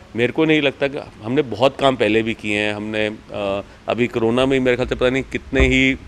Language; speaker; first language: Hindi; native; Hindi